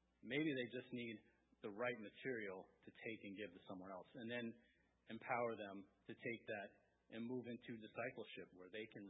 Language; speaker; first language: English; native; English